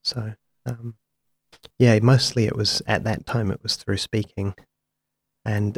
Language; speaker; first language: English; native; English